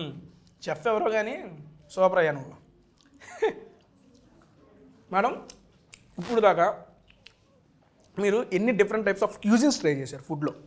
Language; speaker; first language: Telugu; native; Telugu